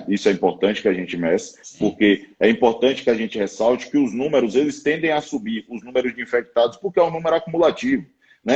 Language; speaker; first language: Portuguese; native; Portuguese